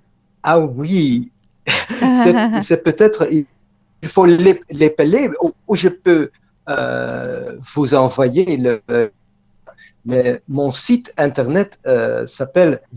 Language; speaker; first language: French; non-native, fluent; Dutch